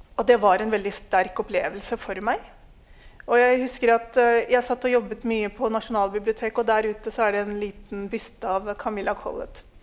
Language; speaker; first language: Norwegian; early bilingual, other home language; Urdu